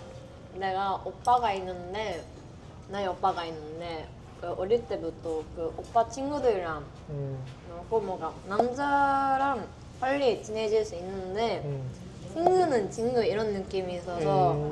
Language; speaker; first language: Korean; non-native, fluent; Japanese